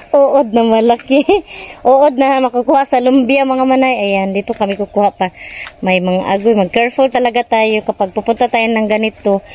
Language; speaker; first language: Filipino; non-native, local second language; Cebuano